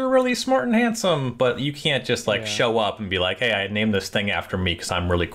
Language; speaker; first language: English; native; English